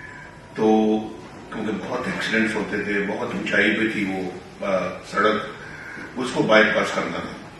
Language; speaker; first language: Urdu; non-native, local second language; Punjabi